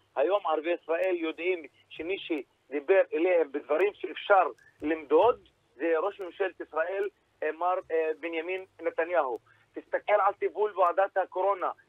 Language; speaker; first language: Hebrew; native; Hebrew